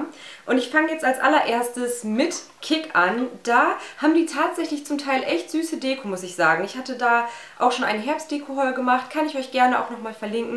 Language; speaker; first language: German; native; German